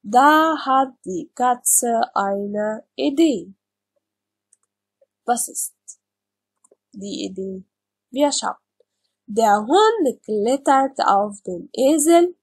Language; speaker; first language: German; non-native, learner; Arabic